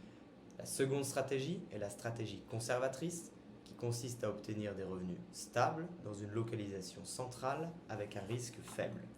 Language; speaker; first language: French; native; French